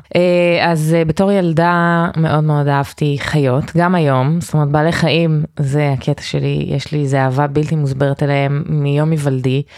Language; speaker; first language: Hebrew; early bilingual, heritage; Hebrew